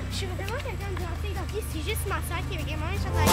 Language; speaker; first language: French; native; French